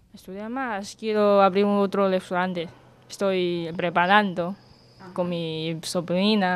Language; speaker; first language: Spanish; non-native, learner; Chinese